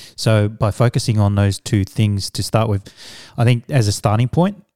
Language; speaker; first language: English; early bilingual, other home language; Samoan